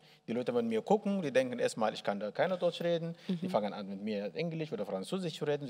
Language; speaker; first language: German; non-native, learner; Arabic